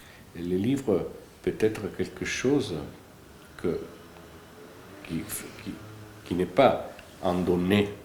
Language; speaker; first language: French; non-native, fluent; Italian